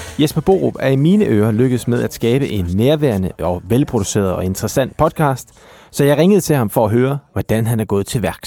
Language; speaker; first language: Danish; native; Danish